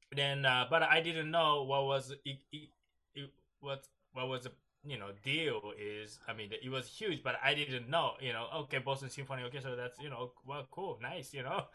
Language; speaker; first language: English; non-native, learner; Japanese